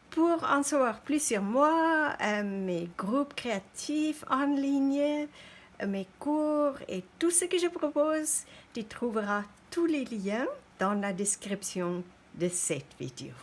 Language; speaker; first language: French; non-native, fluent; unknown